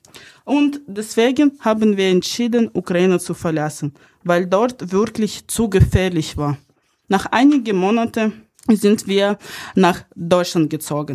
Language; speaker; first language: German; non-native, fluent; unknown